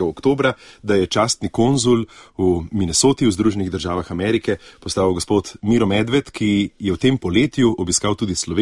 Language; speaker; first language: Slovenian; native; Slovenian